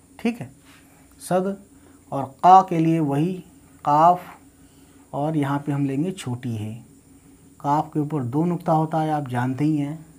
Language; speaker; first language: Hindi; native; Hindi